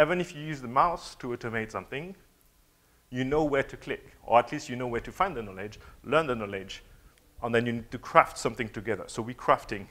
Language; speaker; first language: English; non-native, fluent; French